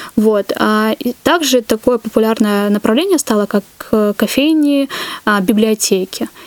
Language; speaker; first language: Russian; native; Russian